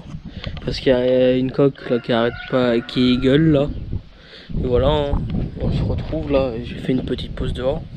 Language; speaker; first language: French; native; French